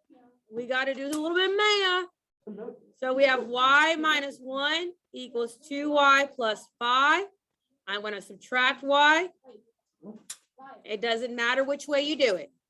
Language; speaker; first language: English; native; English